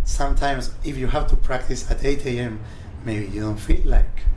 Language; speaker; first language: English; non-native, fluent; Spanish